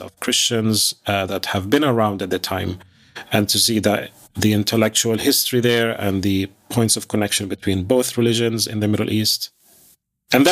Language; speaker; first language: English; non-native, fluent; Arabic